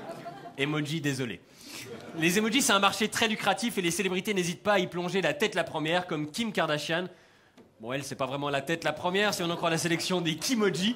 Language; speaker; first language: French; native; French